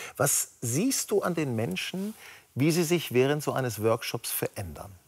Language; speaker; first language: German; native; German